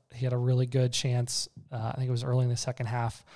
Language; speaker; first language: English; native; English